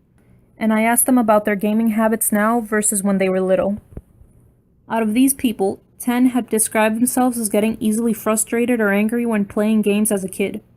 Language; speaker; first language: English; native; English